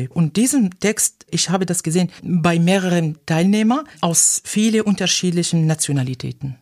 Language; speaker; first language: German; non-native, fluent; Arabic